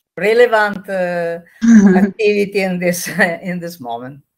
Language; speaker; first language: English; non-native, learner; Italian